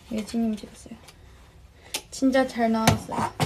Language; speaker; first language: Korean; non-native, fluent; Chinese